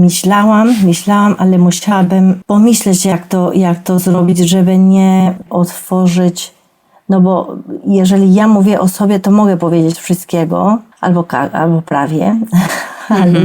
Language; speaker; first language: Polish; non-native, fluent; Spanish